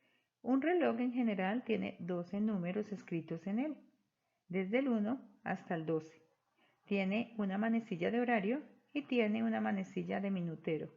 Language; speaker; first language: Spanish; native; Spanish